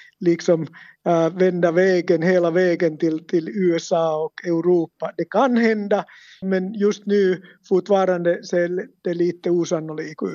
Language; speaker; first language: Swedish; non-native, local second language; Finnish